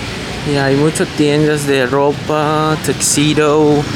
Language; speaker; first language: Spanish; non-native, learner; Korean